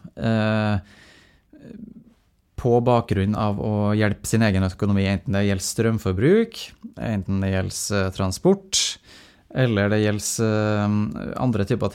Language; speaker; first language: Norwegian; native; Norwegian